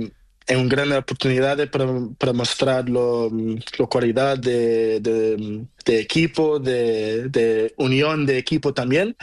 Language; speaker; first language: Spanish; non-native, learner; Portuguese